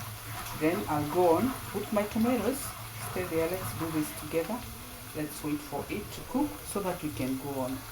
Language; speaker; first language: English; non-native, local second language; Swahili